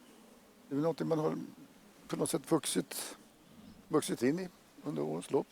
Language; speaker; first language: Swedish; native; Swedish